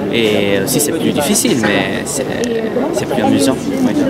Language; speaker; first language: French; non-native, fluent; Italian